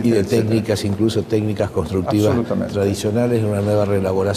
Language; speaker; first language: Spanish; native; Spanish